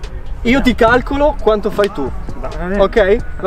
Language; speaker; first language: Italian; native; Italian